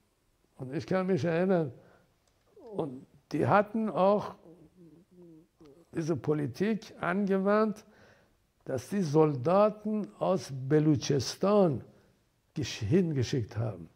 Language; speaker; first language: German; non-native, fluent; Persian